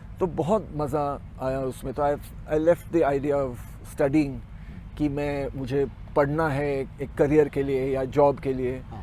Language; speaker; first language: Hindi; non-native, local second language; Marathi